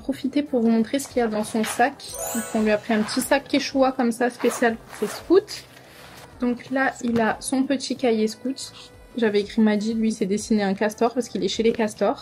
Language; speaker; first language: French; native; French